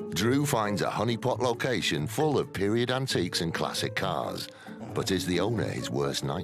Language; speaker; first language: English; native; English